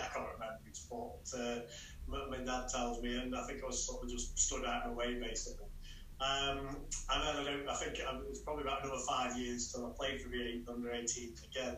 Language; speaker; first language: English; native; English